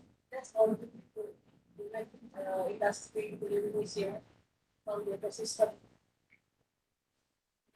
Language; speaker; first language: English; non-native, learner; Indonesian